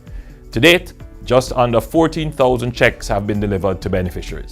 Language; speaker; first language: English; native; English